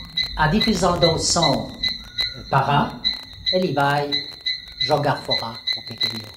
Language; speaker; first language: Portuguese; non-native, learner; French